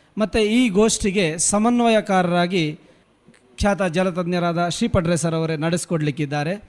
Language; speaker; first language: Kannada; native; Kannada